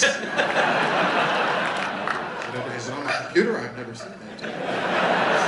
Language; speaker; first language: English; native; English